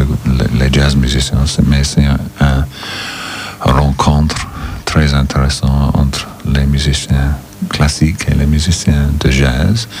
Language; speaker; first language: French; non-native, learner; English